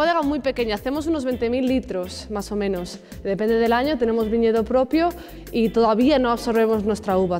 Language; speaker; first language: Spanish; native; Spanish